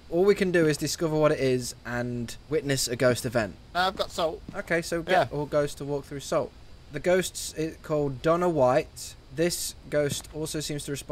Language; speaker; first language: English; native; English